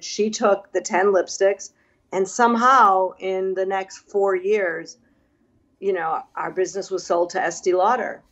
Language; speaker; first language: English; native; English